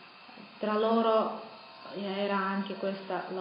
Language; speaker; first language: Italian; non-native, fluent; Russian